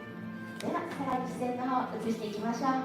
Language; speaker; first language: Japanese; native; Japanese